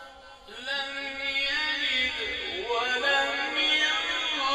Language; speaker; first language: Arabic; native; Arabic